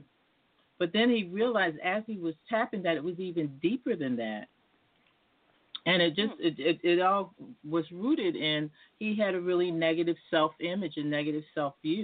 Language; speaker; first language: English; native; English